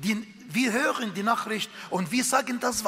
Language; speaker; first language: German; non-native, fluent; Arabic